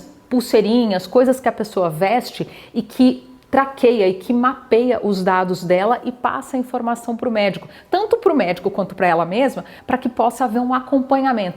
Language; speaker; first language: Portuguese; native; Portuguese